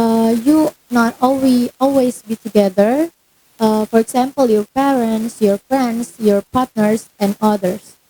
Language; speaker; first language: English; non-native, learner; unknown